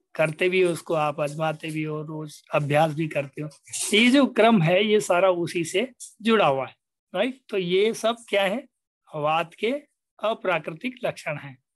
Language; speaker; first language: Hindi; native; Hindi